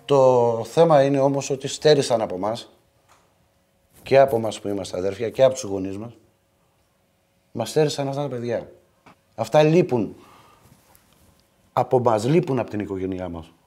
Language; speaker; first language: Greek; native; Greek